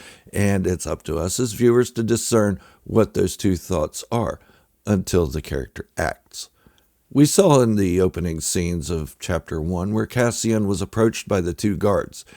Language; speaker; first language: English; native; English